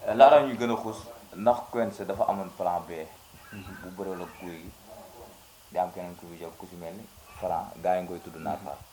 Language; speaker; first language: Wolof; native; Wolof